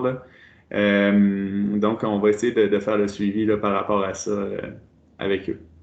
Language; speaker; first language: French; native; French